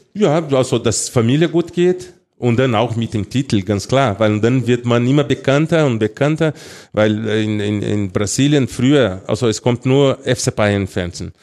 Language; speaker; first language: German; non-native, fluent; Portuguese